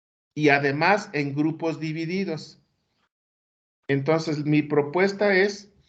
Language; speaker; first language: Spanish; native; Spanish